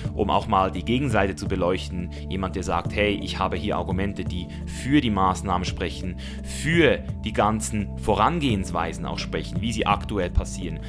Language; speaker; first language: German; early bilingual, other home language; Azerbaijani